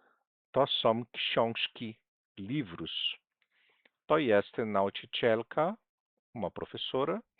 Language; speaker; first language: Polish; non-native, fluent; Portuguese